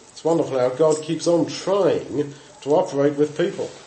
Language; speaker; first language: English; native; English